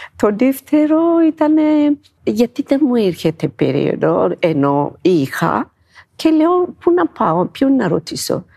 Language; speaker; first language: Greek; non-native, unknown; Amharic